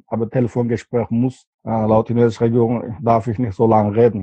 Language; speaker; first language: German; non-native, fluent; Uyghur